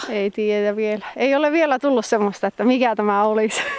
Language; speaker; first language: Finnish; native; Finnish